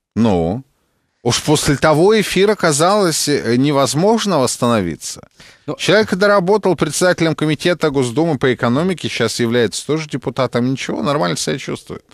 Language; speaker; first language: Russian; native; Russian